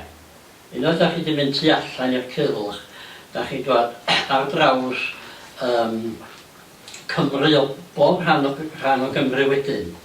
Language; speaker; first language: Welsh; native; Welsh